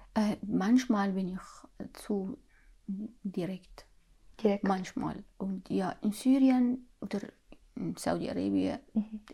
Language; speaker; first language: German; non-native, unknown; Arabic